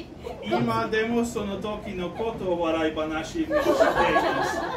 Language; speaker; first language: Japanese; non-native, learner; English